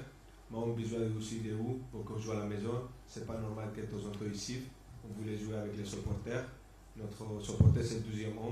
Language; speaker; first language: French; non-native, fluent; Spanish